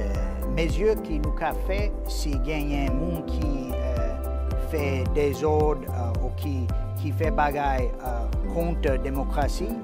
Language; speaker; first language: Haitian Creole; non-native, fluent; English